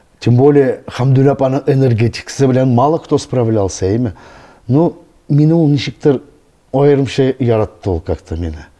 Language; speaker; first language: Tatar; non-native, local second language; Russian